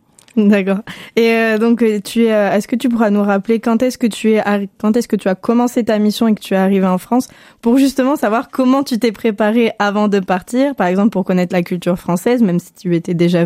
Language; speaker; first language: French; native; French